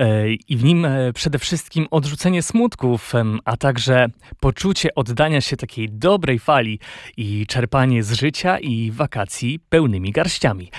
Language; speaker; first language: Polish; native; Polish